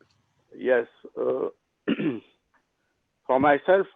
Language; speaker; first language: English; non-native, learner; French